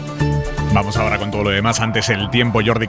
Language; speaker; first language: Spanish; native; Spanish